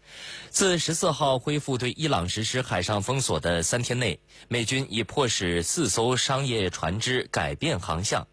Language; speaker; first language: Chinese; native; Chinese